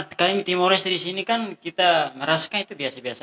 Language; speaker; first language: Indonesian; non-native, fluent; Tetum